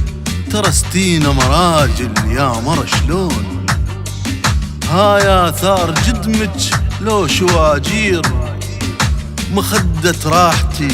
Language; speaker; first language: Arabic; native; Arabic